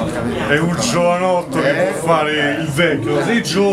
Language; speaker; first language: Italian; native; Italian